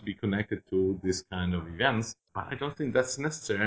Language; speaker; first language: English; non-native, fluent; German